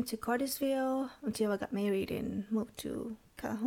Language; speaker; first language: English; non-native, fluent; Spanish